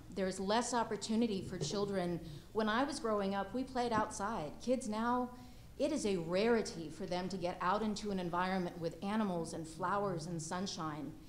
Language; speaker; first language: English; native; English